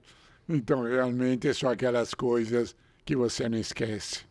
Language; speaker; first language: Portuguese; non-native, fluent; Italian